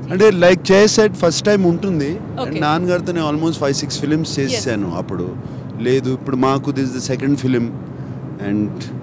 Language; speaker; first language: Telugu; native; Telugu